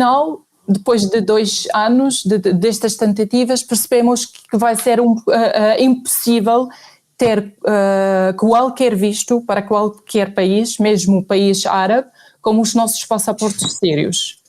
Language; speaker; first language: Portuguese; non-native, fluent; Arabic